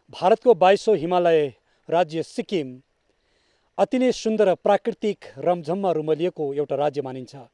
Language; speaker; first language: Nepali; native; Nepali